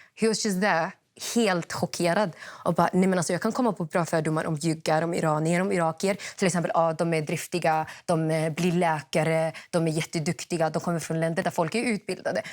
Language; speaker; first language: Swedish; early bilingual, other home language; Somali